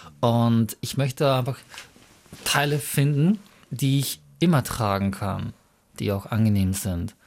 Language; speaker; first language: German; early bilingual, other home language; Mongolian